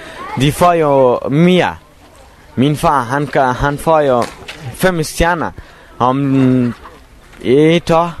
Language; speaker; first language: Danish; non-native, learner; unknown